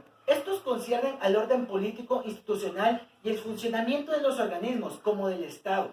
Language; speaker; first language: Spanish; native; Spanish